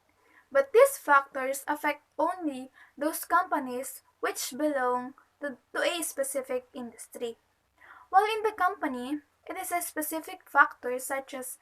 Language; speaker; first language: English; non-native, local second language; Filipino